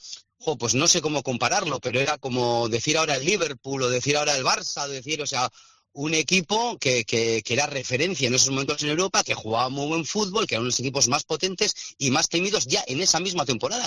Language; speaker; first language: Spanish; native; Spanish